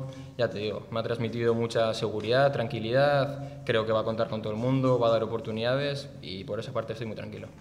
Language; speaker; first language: Spanish; native; Spanish